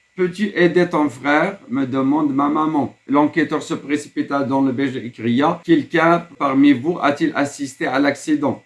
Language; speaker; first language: French; non-native, local second language; Arabic